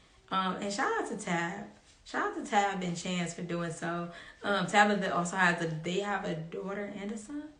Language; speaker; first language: English; native; English